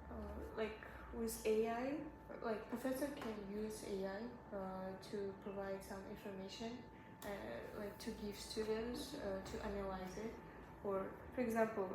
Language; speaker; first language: English; non-native, learner; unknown